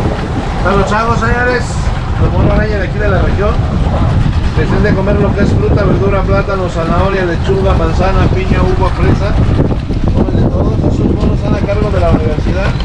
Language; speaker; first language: Spanish; native; Spanish